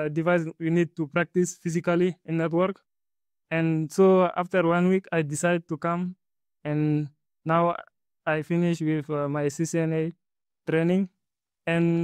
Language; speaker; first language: English; non-native, learner; Arabic